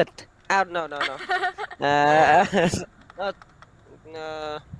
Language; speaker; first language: English; non-native, learner; Vietnamese